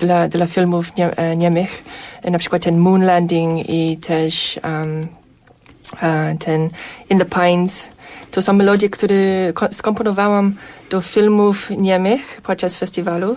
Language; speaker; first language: Polish; non-native, fluent; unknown